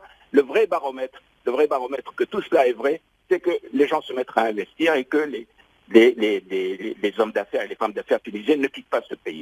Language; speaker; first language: French; non-native, local second language; Arabic